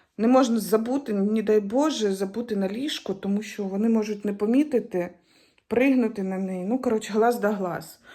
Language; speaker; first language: Ukrainian; native; Ukrainian